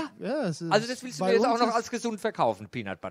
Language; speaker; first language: German; native; German